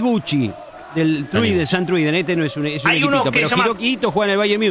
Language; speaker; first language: Spanish; native; Spanish